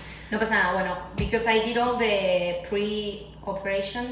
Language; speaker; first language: English; non-native, fluent; Spanish